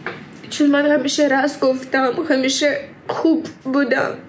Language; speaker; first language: Persian; early bilingual, heritage; Persian